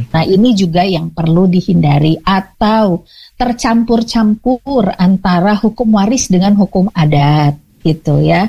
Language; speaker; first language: Indonesian; native; Indonesian